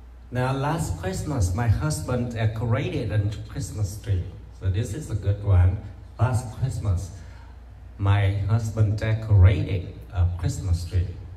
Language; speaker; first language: English; non-native, fluent; Vietnamese